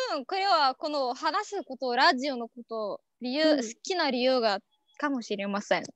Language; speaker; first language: Japanese; non-native, learner; Arabic